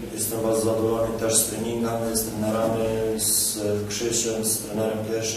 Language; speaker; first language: Polish; non-native, fluent; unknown